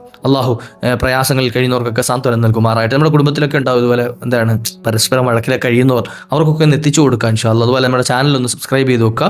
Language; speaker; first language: Malayalam; native; Malayalam